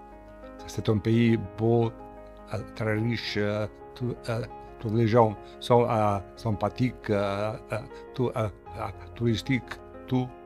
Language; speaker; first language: French; non-native, learner; Portuguese